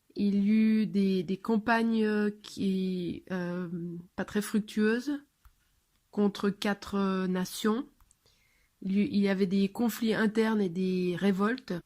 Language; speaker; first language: French; non-native, fluent; English